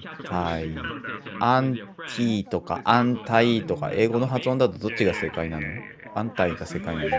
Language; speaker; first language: Japanese; native; Japanese